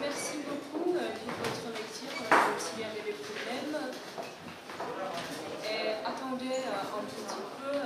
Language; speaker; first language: French; non-native, fluent; Czech